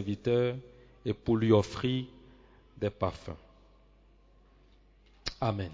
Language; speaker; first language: French; non-native, local second language; Swahili